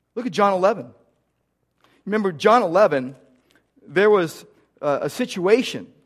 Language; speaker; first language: English; native; English